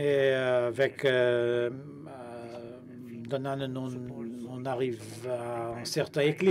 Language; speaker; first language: French; non-native, fluent; Spanish